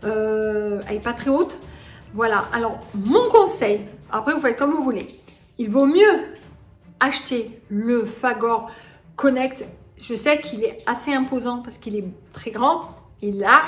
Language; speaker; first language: French; native; French